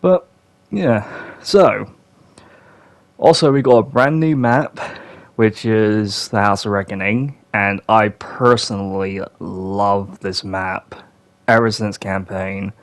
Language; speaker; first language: English; native; English